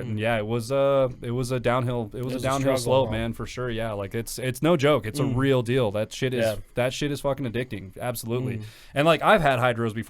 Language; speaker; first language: English; native; English